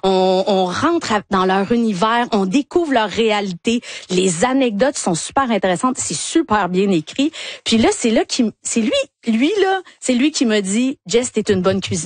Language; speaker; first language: French; native; French